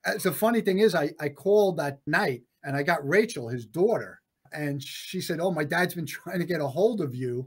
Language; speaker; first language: English; native; English